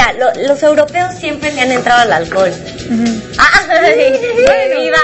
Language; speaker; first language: Spanish; native; Spanish